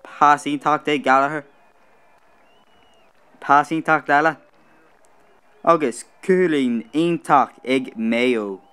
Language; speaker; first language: Irish; non-native, local second language; English